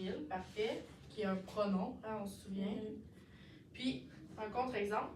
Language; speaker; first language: French; native; French